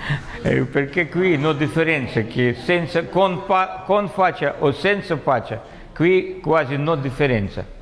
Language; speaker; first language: Italian; non-native, learner; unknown